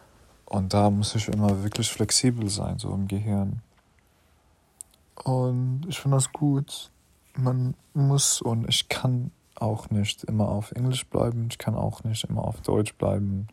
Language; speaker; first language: German; non-native, learner; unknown